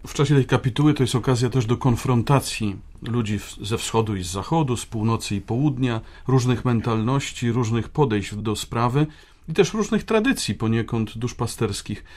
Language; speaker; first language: Polish; native; Polish